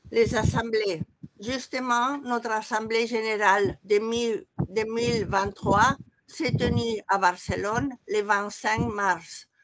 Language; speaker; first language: French; non-native, fluent; Catalan